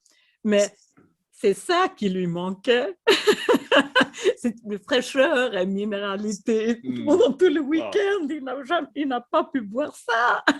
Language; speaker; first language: French; non-native, fluent; Swedish